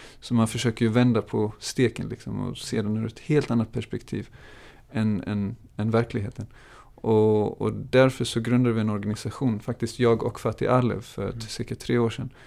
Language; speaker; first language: Swedish; native; Swedish